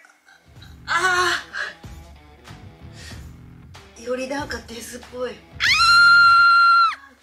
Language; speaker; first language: Japanese; native; Japanese